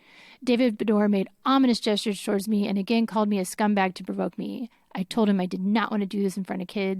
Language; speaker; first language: English; native; English